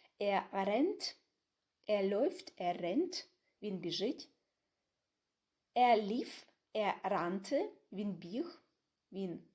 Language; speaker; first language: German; non-native, fluent; Ukrainian